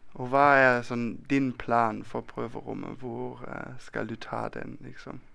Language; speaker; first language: Norwegian; non-native, fluent; German